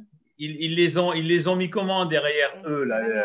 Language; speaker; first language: French; native; French